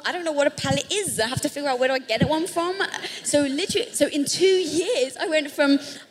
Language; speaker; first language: English; native; English